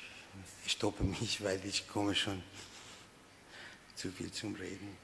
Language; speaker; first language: German; non-native, fluent; Persian